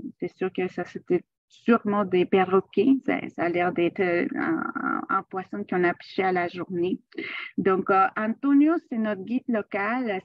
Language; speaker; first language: French; non-native, fluent; Spanish